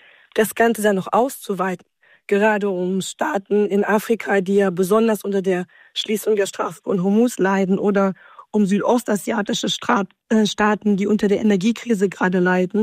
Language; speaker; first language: German; native; German